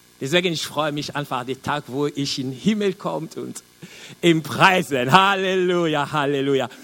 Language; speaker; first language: German; non-native, learner; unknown